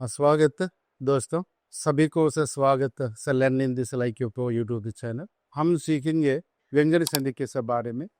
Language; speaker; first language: Hindi; non-native, local second language; Telugu